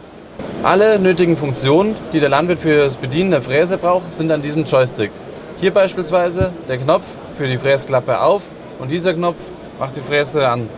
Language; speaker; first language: German; native; German